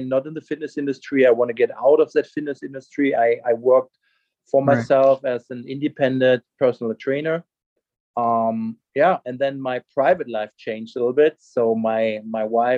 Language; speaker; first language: English; non-native, fluent; German